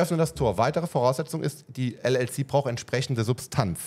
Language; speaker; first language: German; native; German